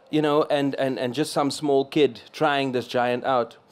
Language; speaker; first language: English; non-native, local second language; Afrikaans